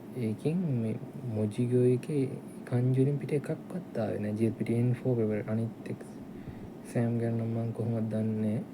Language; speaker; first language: Sinhala; native; Sinhala